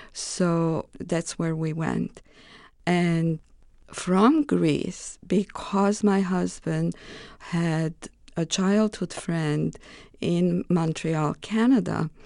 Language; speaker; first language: English; non-native, fluent; Romanian